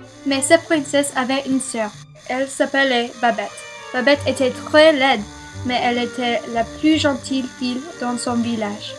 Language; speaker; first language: French; non-native, learner; English